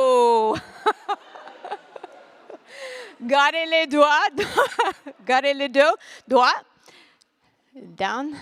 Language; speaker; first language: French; non-native, learner; English